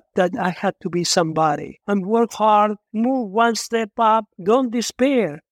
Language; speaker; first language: English; non-native, fluent; Italian